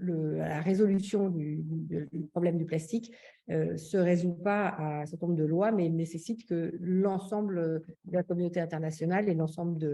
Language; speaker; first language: French; native; French